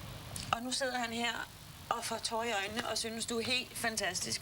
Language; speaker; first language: Danish; native; Danish